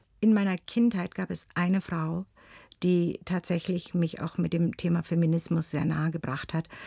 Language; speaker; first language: German; early bilingual, other home language; Turkish